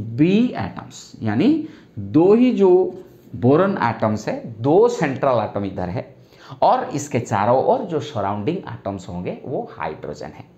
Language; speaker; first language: Hindi; non-native, local second language; Bangla